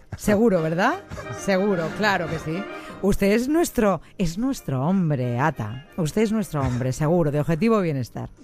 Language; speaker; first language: Spanish; native; Spanish